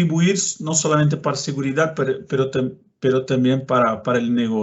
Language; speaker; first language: Spanish; non-native, fluent; Portuguese